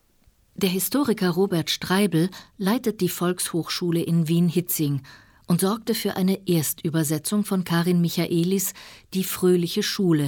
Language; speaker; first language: German; native; German